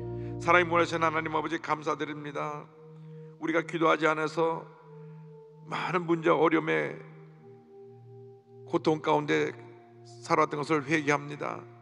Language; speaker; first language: Korean; native; Korean